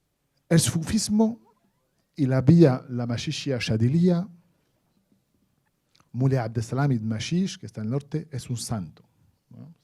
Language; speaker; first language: Spanish; non-native, fluent; Arabic